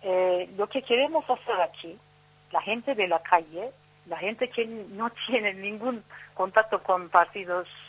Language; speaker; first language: Spanish; non-native, learner; Turkish